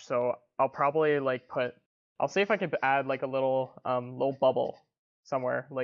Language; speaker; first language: English; native; English